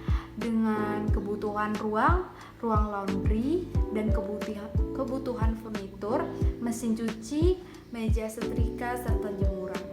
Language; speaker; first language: Indonesian; native; Indonesian